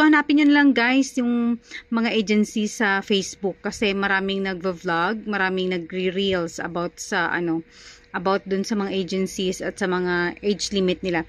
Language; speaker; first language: Filipino; non-native, local second language; Hiligaynon